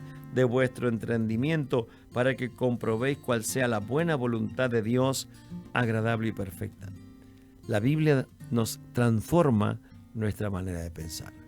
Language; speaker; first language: Spanish; native; Spanish